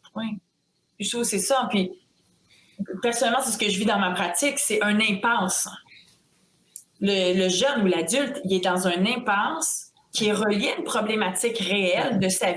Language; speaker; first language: French; native; French